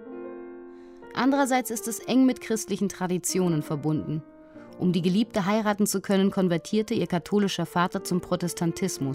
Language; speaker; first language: German; native; German